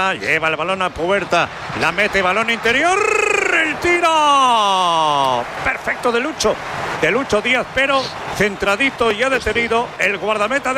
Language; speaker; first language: Spanish; native; Spanish